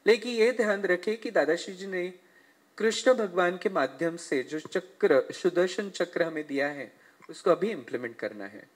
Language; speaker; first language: Hindi; non-native, local second language; Marathi